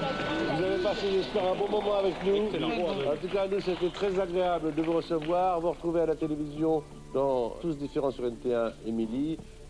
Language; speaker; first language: French; native; French